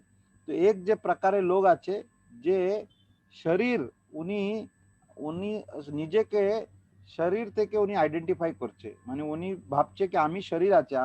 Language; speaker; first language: Bangla; non-native, learner; Hindi